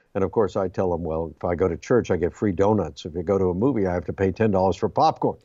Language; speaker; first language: English; native; English